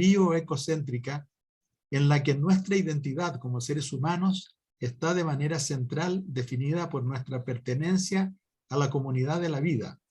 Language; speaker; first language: Spanish; native; Spanish